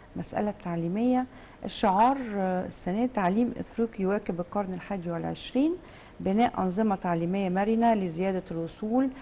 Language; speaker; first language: Arabic; native; Arabic